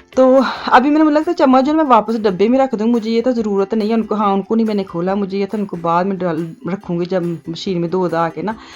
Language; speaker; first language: Urdu; non-native, local second language; Punjabi